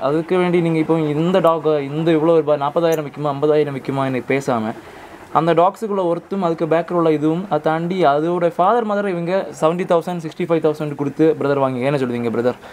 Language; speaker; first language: Tamil; native; Tamil